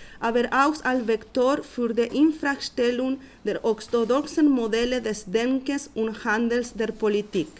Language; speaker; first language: German; non-native, learner; Spanish